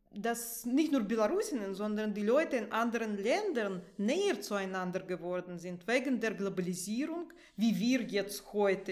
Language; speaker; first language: German; non-native, fluent; Russian